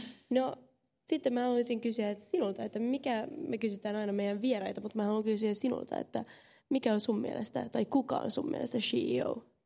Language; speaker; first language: Finnish; non-native, local second language; Swedish